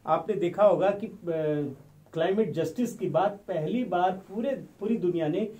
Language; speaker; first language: Hindi; native; Hindi